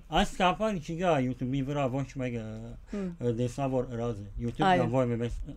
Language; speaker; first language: Armenian; early bilingual, heritage; Armenian